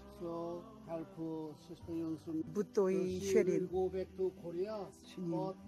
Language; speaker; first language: English; non-native, learner; Korean